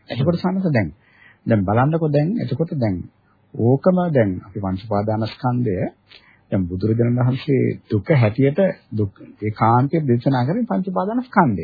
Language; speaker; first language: Sinhala; native; Sinhala